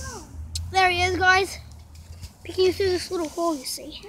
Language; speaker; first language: English; native; English